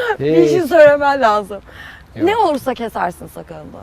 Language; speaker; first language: Turkish; native; Turkish